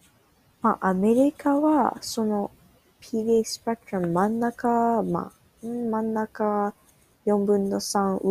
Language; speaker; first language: Japanese; non-native, learner; English